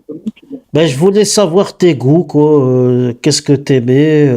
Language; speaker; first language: French; native; French